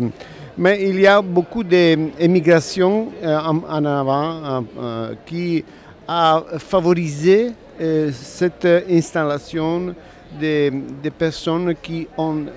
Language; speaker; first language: French; non-native, learner; Italian